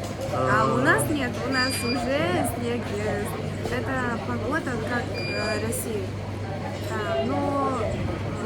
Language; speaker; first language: Russian; non-native, learner; Mongolian